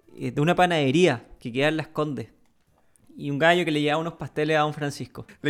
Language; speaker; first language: Spanish; native; Spanish